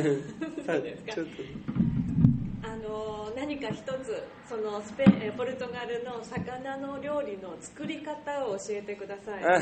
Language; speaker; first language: Japanese; native; Japanese